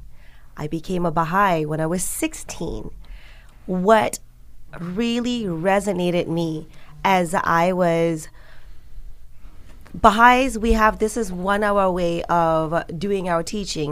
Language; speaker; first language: English; non-native, local second language; Malay